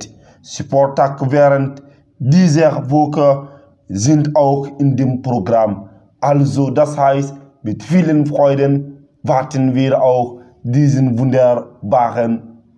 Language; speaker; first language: German; non-native, learner; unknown